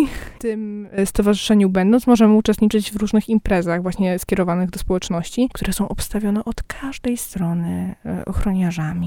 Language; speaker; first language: Polish; native; Polish